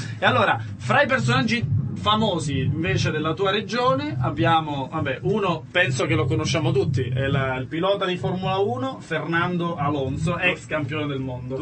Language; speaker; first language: Italian; native; Italian